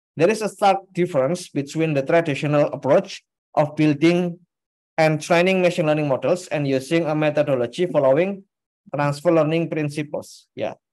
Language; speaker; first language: English; non-native, fluent; Indonesian